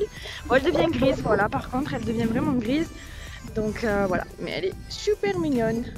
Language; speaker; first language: French; native; French